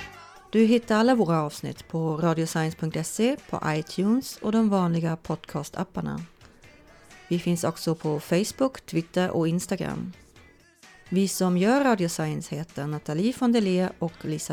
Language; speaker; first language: Swedish; native; Swedish